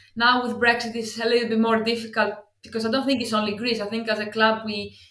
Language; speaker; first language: English; non-native, fluent; Greek